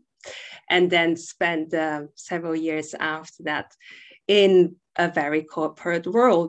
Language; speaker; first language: English; non-native, fluent; Czech